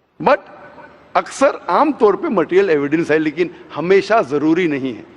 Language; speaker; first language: Hindi; non-native, local second language; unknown